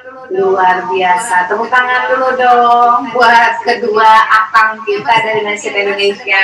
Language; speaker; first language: Indonesian; native; Indonesian